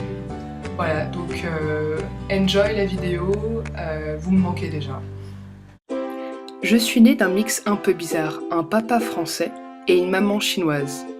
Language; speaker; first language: French; native; French